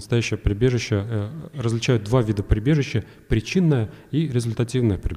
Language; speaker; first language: Russian; native; Russian